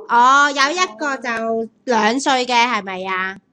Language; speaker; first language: Chinese; native; Chinese